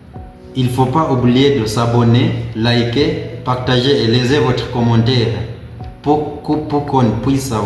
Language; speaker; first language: French; non-native, learner; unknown